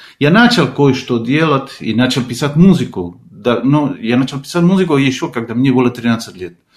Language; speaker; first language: Russian; non-native, fluent; Spanish